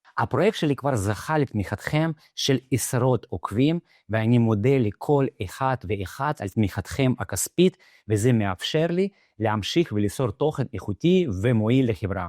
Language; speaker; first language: Hebrew; non-native, fluent; Russian